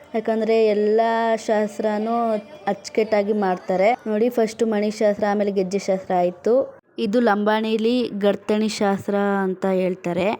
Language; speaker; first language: Kannada; non-native, local second language; Lambadi